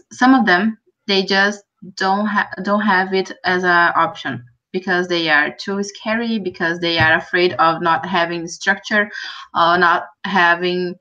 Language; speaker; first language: English; non-native, fluent; Portuguese